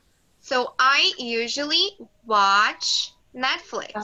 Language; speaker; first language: English; non-native, fluent; Portuguese